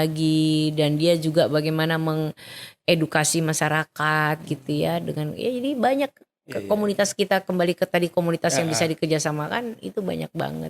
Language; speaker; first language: Indonesian; native; Indonesian